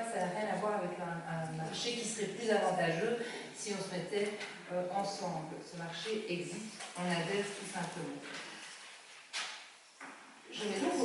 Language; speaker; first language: French; native; French